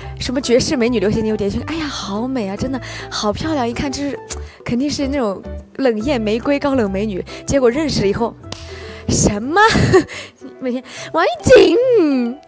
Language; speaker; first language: Chinese; native; Chinese